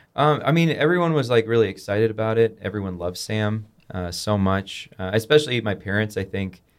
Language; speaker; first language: English; native; English